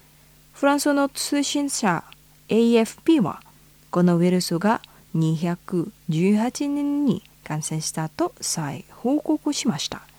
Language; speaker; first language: Japanese; non-native, fluent; Indonesian